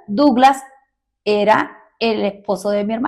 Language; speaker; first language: Spanish; native; Spanish